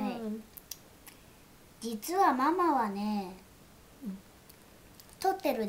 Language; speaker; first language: Japanese; early bilingual, other home language; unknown